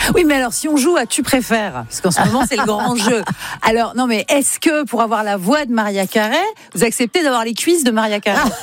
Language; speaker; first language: French; native; French